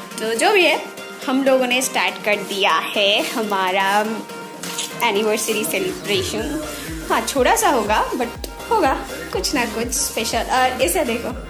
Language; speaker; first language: Hindi; non-native, local second language; Bangla